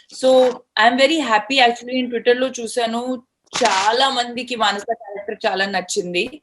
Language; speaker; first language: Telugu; non-native, fluent; Hindi